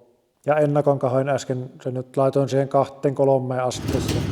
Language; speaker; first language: Finnish; native; Finnish